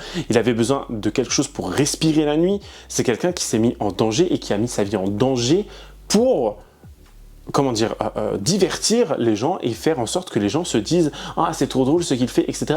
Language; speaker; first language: French; native; French